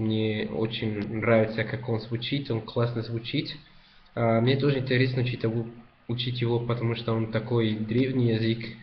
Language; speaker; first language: Russian; non-native, learner; Spanish